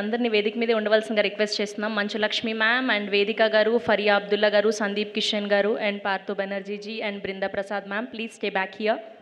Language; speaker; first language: Telugu; native; Telugu